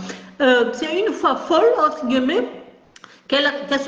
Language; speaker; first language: French; non-native, local second language; Kabyle